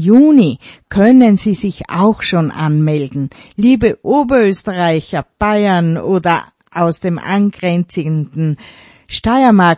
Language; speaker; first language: German; native; German